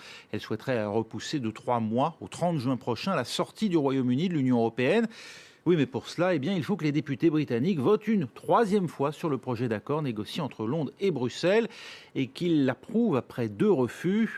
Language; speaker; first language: French; native; French